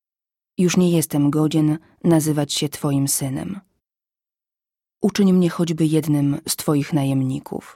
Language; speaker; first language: Polish; native; Polish